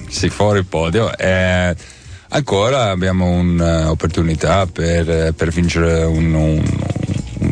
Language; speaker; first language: Italian; non-native, learner; Dutch